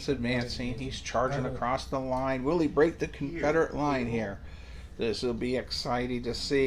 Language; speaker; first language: English; native; English